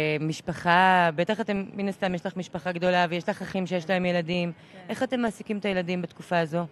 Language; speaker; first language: Hebrew; native; Hebrew